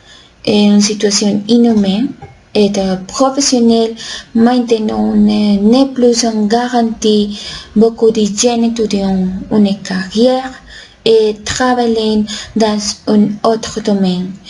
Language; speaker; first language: French; non-native, learner; Spanish